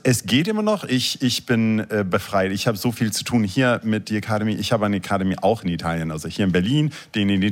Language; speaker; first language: German; non-native, fluent; English